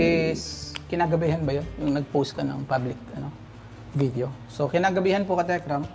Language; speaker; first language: Filipino; native; Filipino